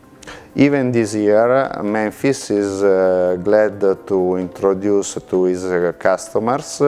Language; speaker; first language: English; non-native, fluent; Italian